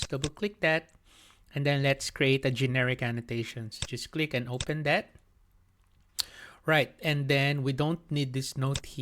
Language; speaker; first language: English; non-native, local second language; Filipino